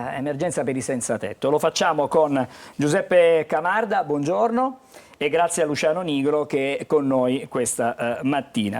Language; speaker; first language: Italian; native; Italian